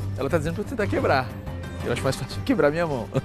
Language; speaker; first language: Portuguese; native; Portuguese